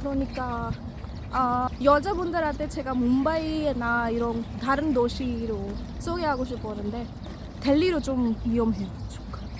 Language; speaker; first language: Korean; non-native, learner; Hindi